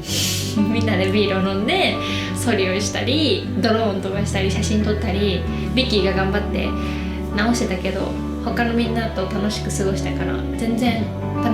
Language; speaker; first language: Japanese; native; Japanese